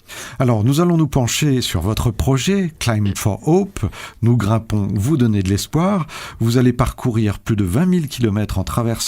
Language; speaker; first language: French; native; French